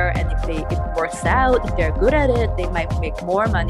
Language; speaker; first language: English; non-native, fluent; Korean